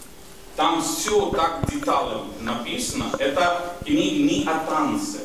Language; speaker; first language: Russian; non-native, learner; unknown